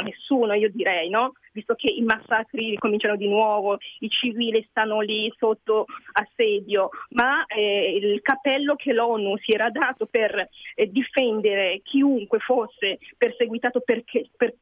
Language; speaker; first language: Italian; non-native, fluent; Kinyarwanda